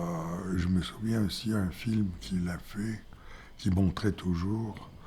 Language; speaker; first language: French; non-native, fluent; Bulgarian